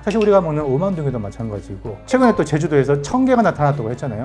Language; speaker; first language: Korean; native; Korean